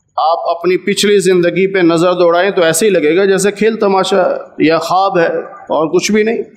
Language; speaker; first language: Urdu; non-native, local second language; Punjabi